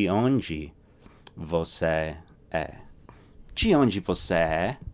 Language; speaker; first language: Portuguese; non-native, fluent; English